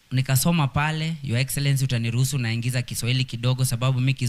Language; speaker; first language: English; non-native, local second language; Swahili